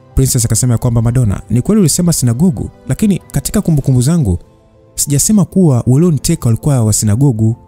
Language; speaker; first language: Swahili; native; Swahili